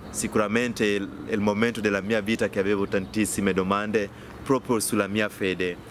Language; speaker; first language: Italian; non-native, fluent; Luo (Kenya and Tanzania)